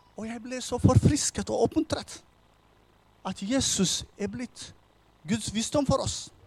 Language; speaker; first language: Norwegian; non-native, fluent; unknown